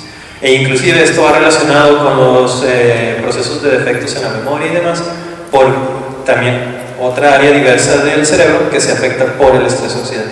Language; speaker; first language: Spanish; native; Spanish